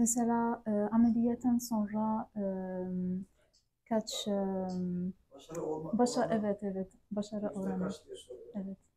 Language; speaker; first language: Turkish; non-native, fluent; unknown